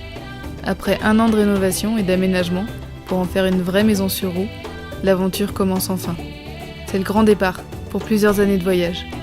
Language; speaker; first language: French; native; French